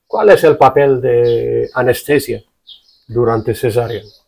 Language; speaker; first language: Spanish; non-native, fluent; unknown